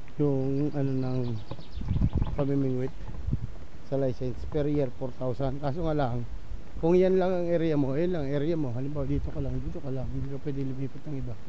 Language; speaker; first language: Filipino; native; Filipino